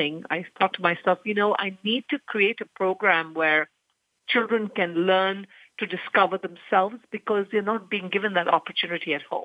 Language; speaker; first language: English; non-native, local second language; Punjabi